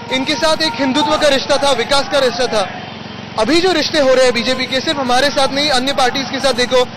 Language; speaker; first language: Hindi; non-native, local second language; Marathi